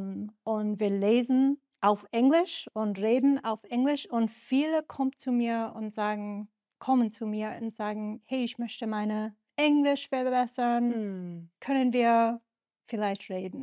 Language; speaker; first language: German; non-native, learner; English